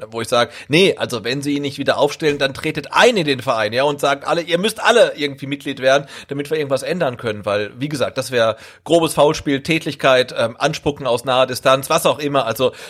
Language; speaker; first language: German; native; German